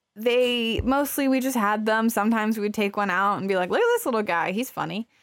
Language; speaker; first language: English; native; English